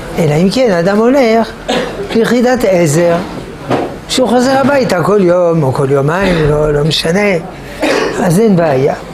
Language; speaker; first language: Hebrew; non-native, fluent; French